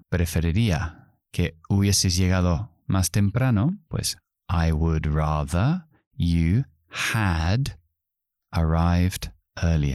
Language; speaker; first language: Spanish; non-native, fluent; English